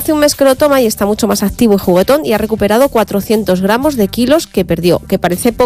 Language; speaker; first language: Spanish; native; Spanish